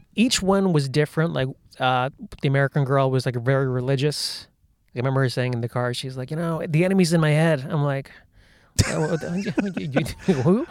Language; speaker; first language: English; native; English